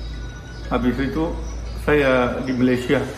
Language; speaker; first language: Indonesian; non-native, learner; Rohingya